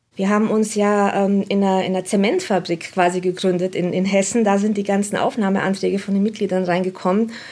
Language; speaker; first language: German; non-native, fluent; Romanian